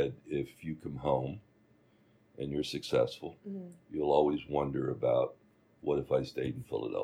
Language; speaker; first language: English; native; English